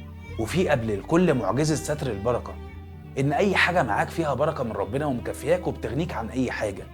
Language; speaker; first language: Arabic; native; Arabic